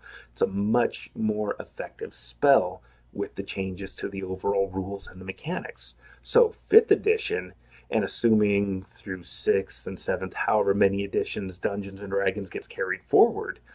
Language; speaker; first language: English; native; English